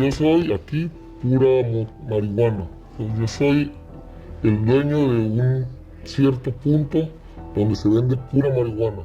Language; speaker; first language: Spanish; native; Spanish